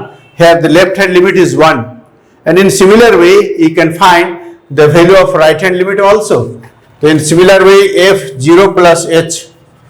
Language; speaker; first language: English; non-native, local second language; Hindi